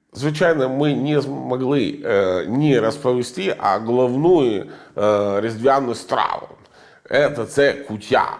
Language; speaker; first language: Ukrainian; non-native, learner; Italian